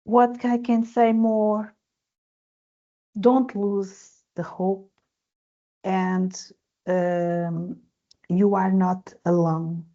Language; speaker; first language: English; non-native, learner; Portuguese